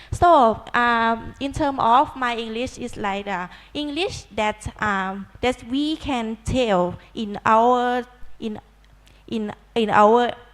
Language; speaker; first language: English; non-native, learner; Thai